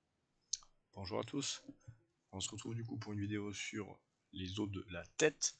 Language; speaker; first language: French; native; French